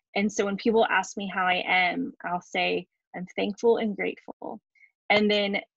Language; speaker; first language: English; native; English